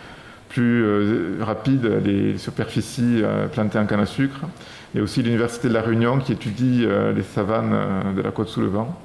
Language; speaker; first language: French; native; French